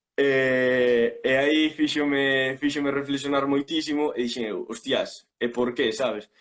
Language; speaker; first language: Galician; non-native, local second language; Spanish